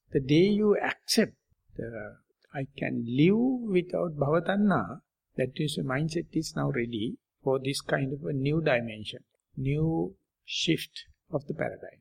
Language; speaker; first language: English; non-native, local second language; Sinhala